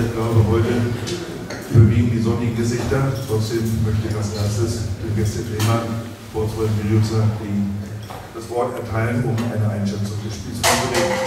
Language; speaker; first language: German; native; German